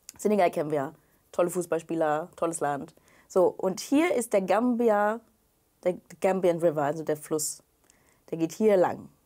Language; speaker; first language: German; native; German